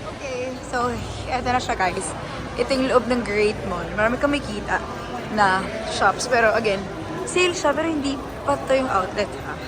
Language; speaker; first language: Filipino; native; Filipino